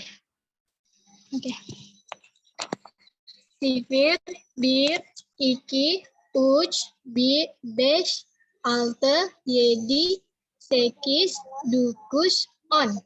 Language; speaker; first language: Turkish; non-native, learner; Indonesian